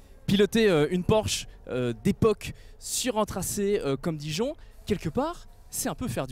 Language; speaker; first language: French; native; French